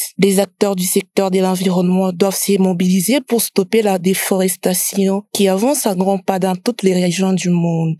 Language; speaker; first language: French; non-native, local second language; Swahili